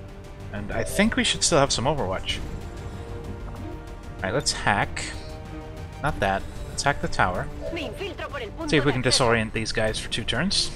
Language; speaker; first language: English; native; English